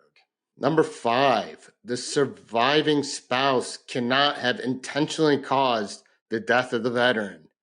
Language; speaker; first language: English; native; English